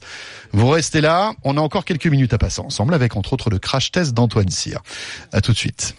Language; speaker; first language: French; native; French